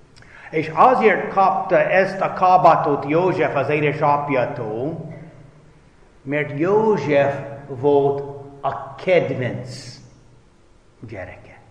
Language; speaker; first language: Hungarian; non-native, fluent; English